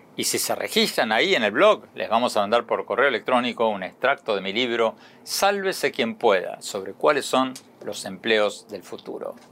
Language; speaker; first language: Spanish; native; Spanish